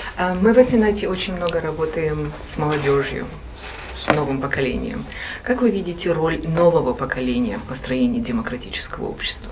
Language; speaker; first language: Russian; non-native, fluent; Georgian